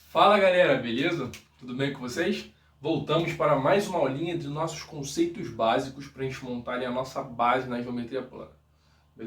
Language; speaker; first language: Portuguese; native; Portuguese